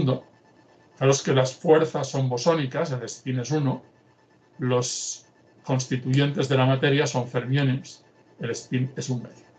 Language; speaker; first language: Spanish; native; Spanish